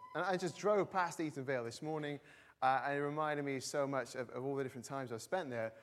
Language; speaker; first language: English; native; English